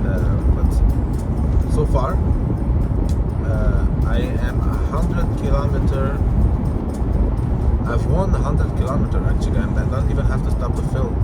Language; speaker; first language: English; non-native, fluent; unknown